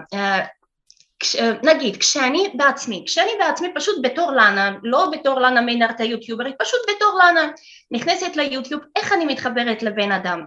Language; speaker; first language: Hebrew; non-native, fluent; Russian